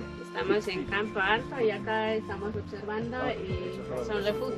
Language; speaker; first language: Spanish; native; Spanish